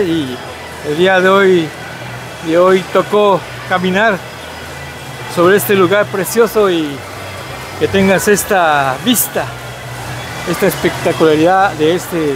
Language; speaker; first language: Spanish; native; Spanish